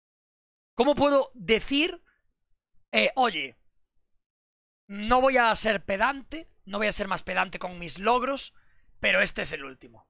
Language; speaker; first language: Spanish; native; Spanish